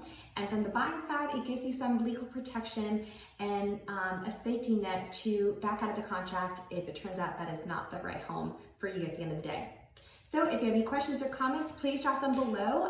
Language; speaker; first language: English; native; English